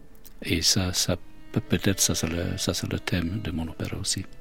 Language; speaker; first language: French; non-native, fluent; Hungarian